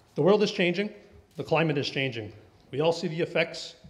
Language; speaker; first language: English; native; English